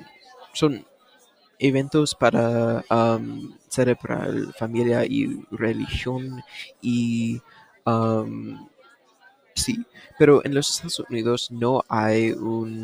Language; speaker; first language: Spanish; non-native, learner; English